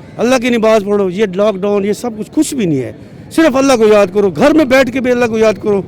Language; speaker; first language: Urdu; non-native, local second language; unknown